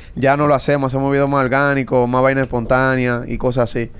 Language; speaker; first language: Spanish; native; Spanish